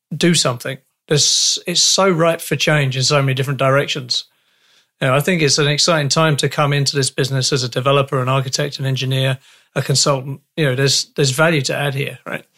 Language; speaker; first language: English; native; English